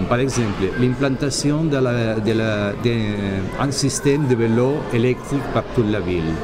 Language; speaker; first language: French; non-native, learner; Catalan